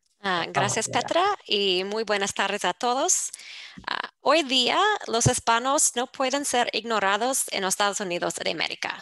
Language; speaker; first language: Spanish; non-native, fluent; English